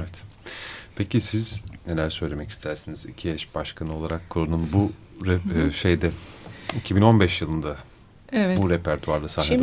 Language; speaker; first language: Turkish; native; Turkish